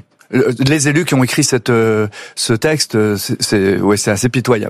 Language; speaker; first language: French; native; French